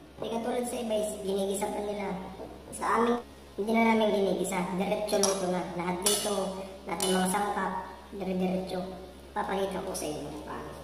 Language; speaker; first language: Filipino; non-native, local second language; Iloko